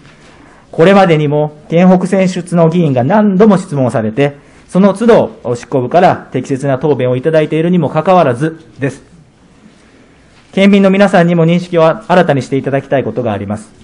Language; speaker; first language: Japanese; native; Japanese